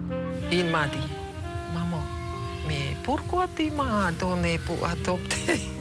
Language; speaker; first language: French; non-native, local second language; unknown